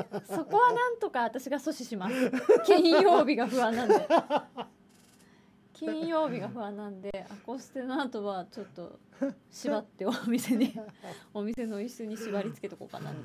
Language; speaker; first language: Japanese; native; Japanese